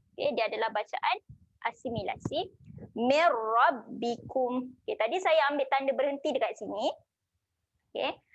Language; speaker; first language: Malay; native; Malay